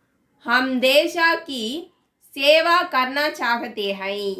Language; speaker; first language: Hindi; non-native, local second language; Tamil